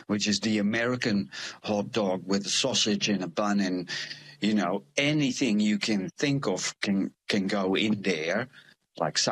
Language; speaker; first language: English; non-native, fluent; Dutch